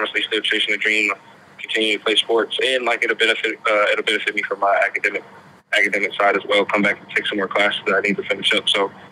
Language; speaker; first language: English; native; English